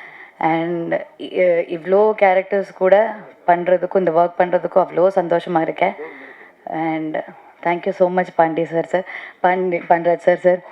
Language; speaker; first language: Tamil; non-native, learner; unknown